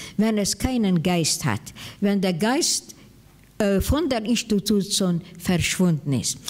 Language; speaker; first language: German; non-native, fluent; Hungarian